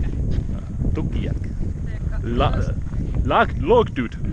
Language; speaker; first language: Finnish; native; Finnish